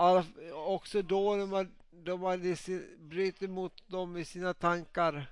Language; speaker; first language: Swedish; non-native, local second language; Finnish